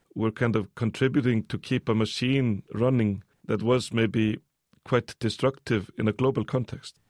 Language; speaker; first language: English; early bilingual, other home language; Icelandic